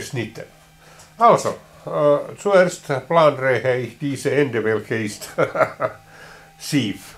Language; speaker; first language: German; non-native, learner; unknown